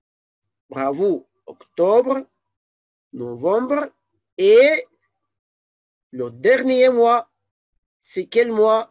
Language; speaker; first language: French; non-native, fluent; Arabic